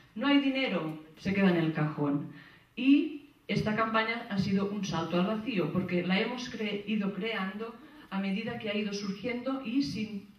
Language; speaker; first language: Spanish; non-native, local second language; Catalan